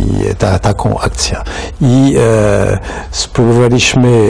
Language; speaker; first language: Polish; non-native, fluent; French